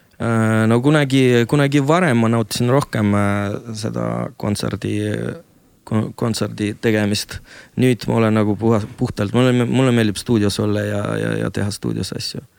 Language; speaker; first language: Estonian; non-native, local second language; Russian